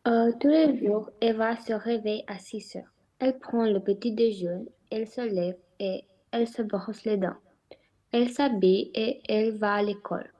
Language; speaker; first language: French; non-native, learner; Romanian